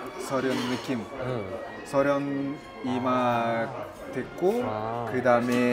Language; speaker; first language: Korean; non-native, learner; Russian